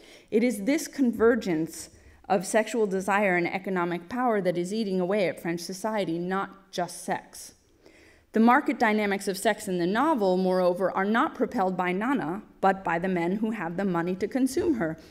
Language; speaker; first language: English; native; English